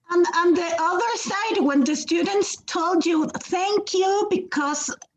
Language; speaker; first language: English; non-native, fluent; Spanish